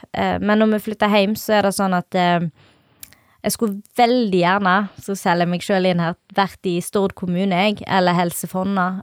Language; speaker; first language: Norwegian; native; Norwegian